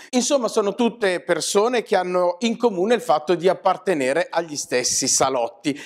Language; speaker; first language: Italian; native; Italian